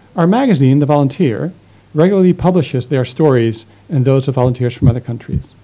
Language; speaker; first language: English; non-native, fluent; Dutch